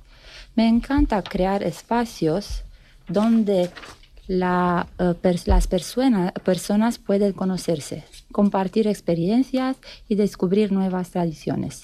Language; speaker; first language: Spanish; non-native, fluent; Romanian